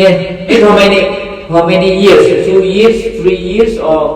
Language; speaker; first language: English; non-native, learner; Indonesian